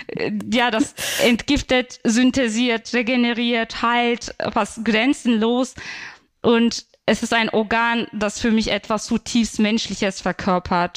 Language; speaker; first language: German; non-native, fluent; Turkish